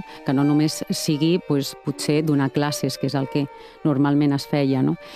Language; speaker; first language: Catalan; native; Catalan